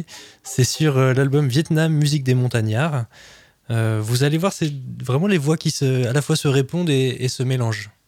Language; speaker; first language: French; native; French